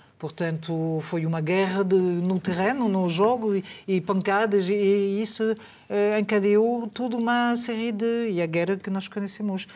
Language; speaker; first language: Portuguese; non-native, fluent; French